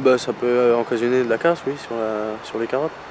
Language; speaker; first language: French; native; French